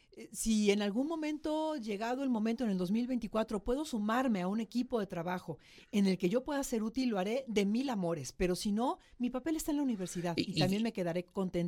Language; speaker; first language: Spanish; native; Spanish